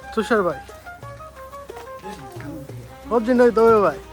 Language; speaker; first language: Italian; non-native, learner; Bangla